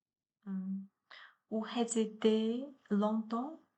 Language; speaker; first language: French; non-native, learner; Chinese